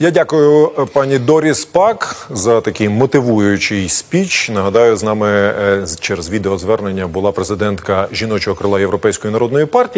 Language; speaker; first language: Ukrainian; native; Ukrainian